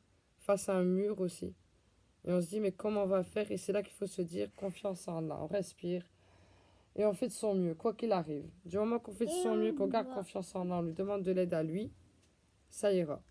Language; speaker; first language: French; native; French